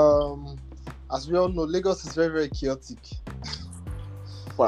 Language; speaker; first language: English; non-native, local second language; Yoruba